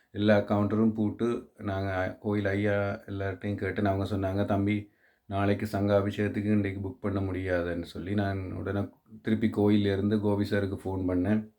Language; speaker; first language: Tamil; native; Tamil